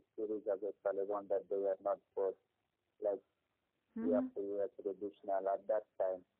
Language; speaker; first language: English; non-native, learner; Persian